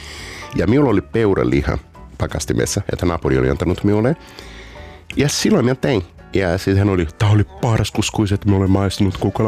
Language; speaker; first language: Finnish; non-native, fluent; Portuguese